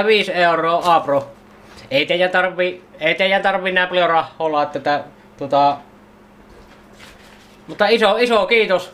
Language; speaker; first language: Finnish; native; Finnish